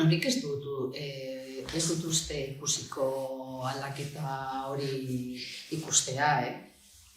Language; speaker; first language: Basque; non-native, local second language; Spanish